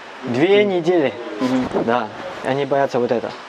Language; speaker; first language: Russian; non-native, learner; Cantonese